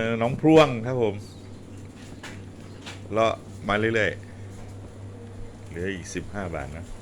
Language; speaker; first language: Thai; native; Thai